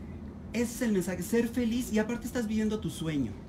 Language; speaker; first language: Spanish; native; Spanish